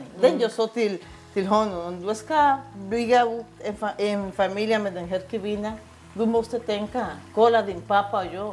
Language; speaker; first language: Swedish; non-native, learner; Spanish